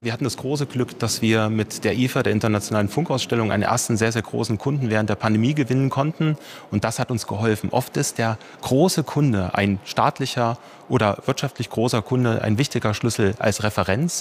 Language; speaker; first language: German; native; German